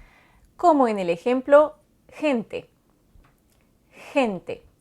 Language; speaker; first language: Spanish; non-native, fluent; French